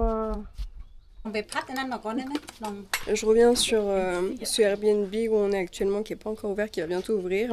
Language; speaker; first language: French; native; French